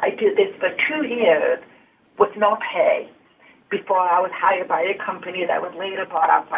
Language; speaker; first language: English; early bilingual, other home language; Hungarian